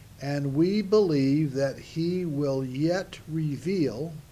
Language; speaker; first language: English; native; English